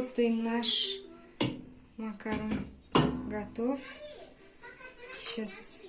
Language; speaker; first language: Russian; non-native, local second language; Tajik